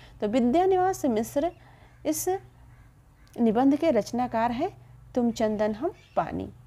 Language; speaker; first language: Hindi; native; Hindi